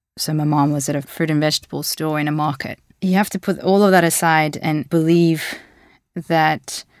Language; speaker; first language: English; early bilingual, other home language; Russian